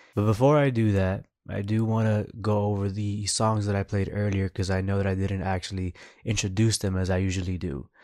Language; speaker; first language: English; early bilingual, other home language; Spanish